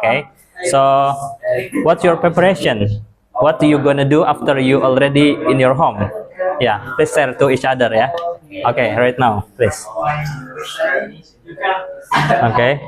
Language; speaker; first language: English; non-native, fluent; Indonesian